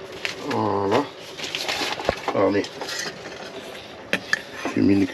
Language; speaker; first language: French; native; French